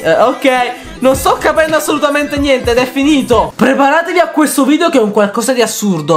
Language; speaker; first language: Italian; native; Italian